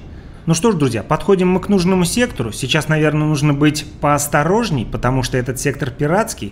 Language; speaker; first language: Russian; native; Russian